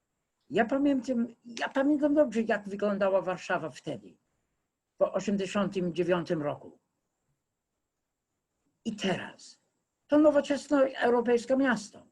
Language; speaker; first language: Polish; non-native, fluent; English